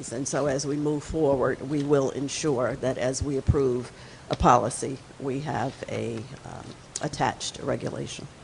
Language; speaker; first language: English; native; English